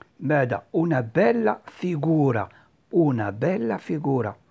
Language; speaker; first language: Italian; non-native, fluent; Arabic